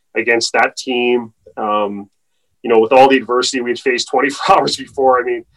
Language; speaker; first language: English; native; English